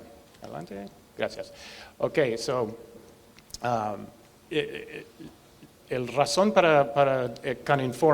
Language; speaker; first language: Spanish; non-native, learner; English